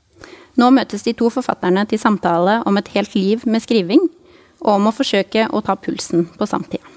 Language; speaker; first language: Norwegian; native; Norwegian